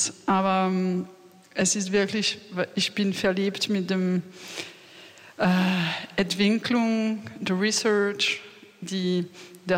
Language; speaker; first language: German; non-native, fluent; French